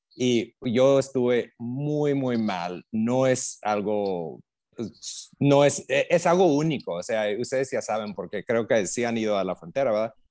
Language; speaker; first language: Spanish; non-native, fluent; English